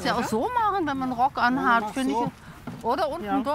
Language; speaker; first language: German; native; German